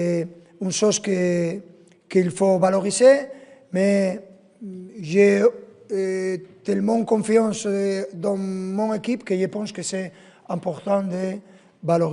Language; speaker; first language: French; non-native, fluent; Spanish